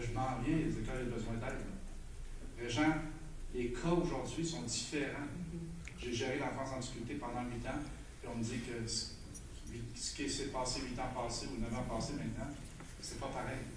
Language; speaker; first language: French; native; French